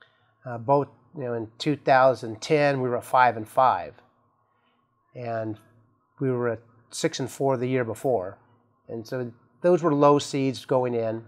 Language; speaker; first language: English; native; English